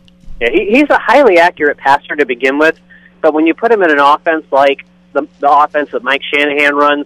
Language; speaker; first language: English; native; English